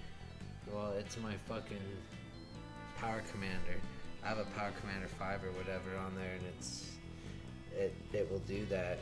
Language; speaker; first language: English; native; English